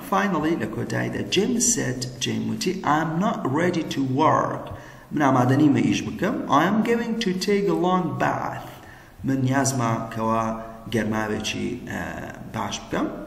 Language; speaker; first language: English; non-native, fluent; Central Kurdish